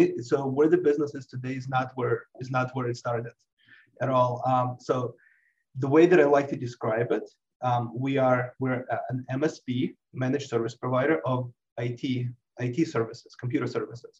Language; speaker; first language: English; non-native, fluent; Russian